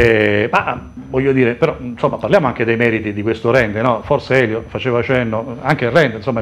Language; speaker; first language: Italian; native; Italian